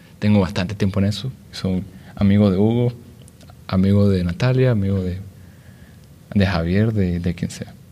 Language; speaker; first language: Spanish; native; Spanish